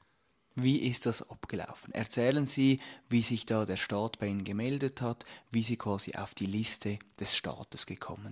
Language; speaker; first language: German; native; German